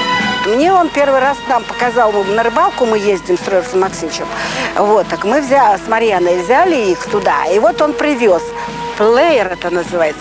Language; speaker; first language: Russian; native; Russian